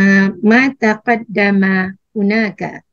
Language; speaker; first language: Arabic; non-native, learner; Indonesian